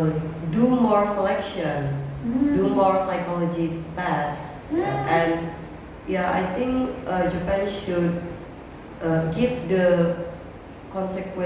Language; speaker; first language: English; non-native, learner; Indonesian